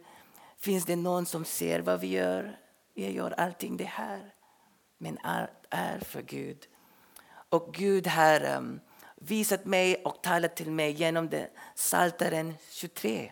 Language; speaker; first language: Swedish; non-native, fluent; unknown